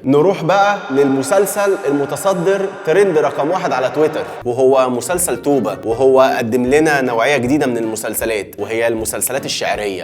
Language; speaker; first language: Arabic; native; Arabic